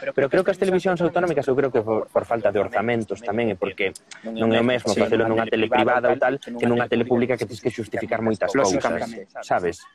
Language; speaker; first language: Galician; non-native, local second language; Spanish